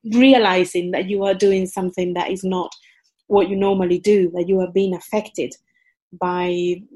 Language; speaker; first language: English; non-native, fluent; Spanish